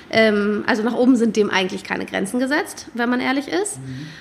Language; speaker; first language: German; native; German